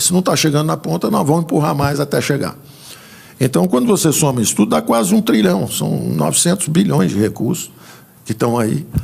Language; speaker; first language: Portuguese; native; Portuguese